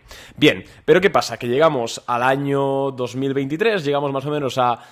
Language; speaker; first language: Spanish; native; Spanish